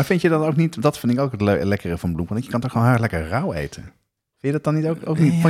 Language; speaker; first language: Dutch; native; Dutch